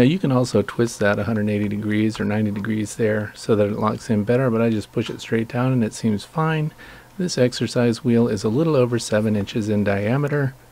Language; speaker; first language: English; native; English